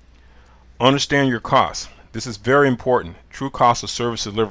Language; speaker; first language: English; native; English